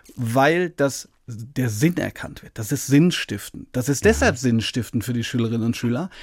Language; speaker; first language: German; native; German